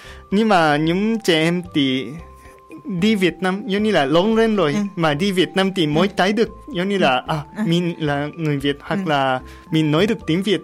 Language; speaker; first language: Vietnamese; non-native, learner; Japanese